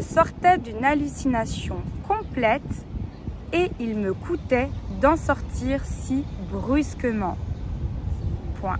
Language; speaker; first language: French; native; French